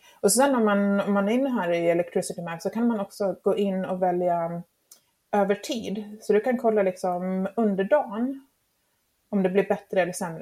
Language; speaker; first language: Swedish; non-native, fluent; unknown